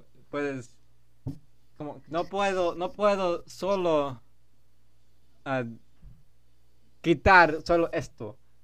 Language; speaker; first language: Spanish; non-native, learner; English